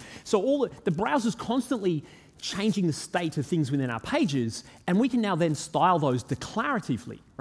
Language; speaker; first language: English; native; English